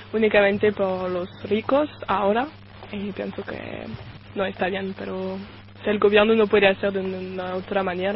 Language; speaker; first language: Spanish; non-native, learner; French